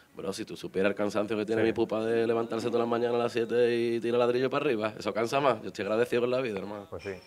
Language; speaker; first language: Spanish; native; Spanish